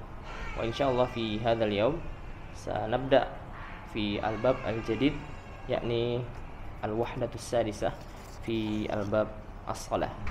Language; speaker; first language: Arabic; non-native, fluent; Indonesian